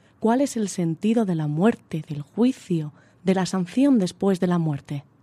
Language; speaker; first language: Spanish; native; Spanish